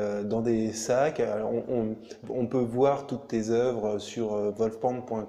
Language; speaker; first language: French; native; French